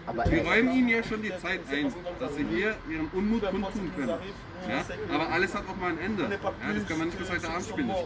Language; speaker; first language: German; native; German